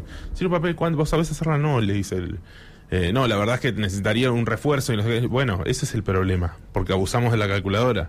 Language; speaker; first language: Spanish; native; Spanish